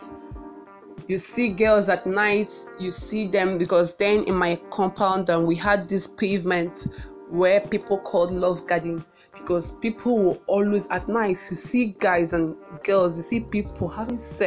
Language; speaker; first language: English; non-native, local second language; Igbo